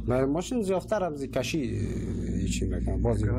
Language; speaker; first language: Persian; native; Persian